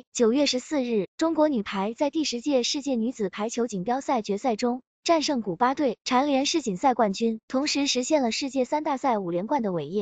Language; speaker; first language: Chinese; native; Chinese